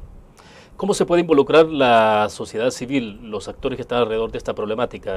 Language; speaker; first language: Spanish; native; Spanish